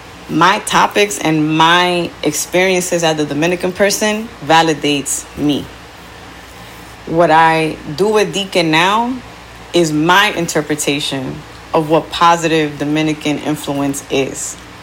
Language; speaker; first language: English; early bilingual, other home language; Spanish